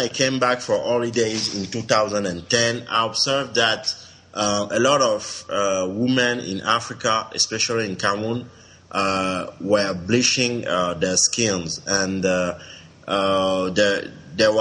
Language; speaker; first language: English; non-native, local second language; French